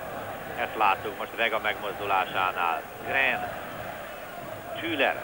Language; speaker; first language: Hungarian; native; Hungarian